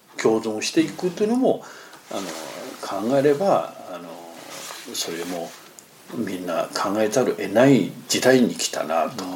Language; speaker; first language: Japanese; non-native, fluent; Chinese